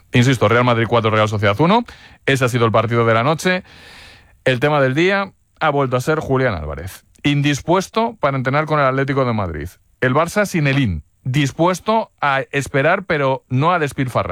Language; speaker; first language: Spanish; native; Spanish